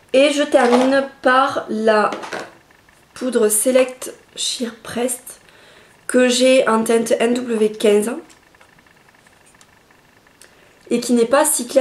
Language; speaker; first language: French; native; French